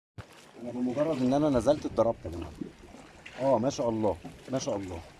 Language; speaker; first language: Arabic; native; Arabic